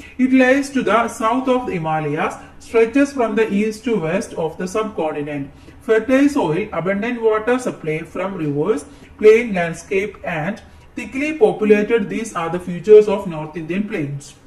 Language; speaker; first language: English; non-native, local second language; Malayalam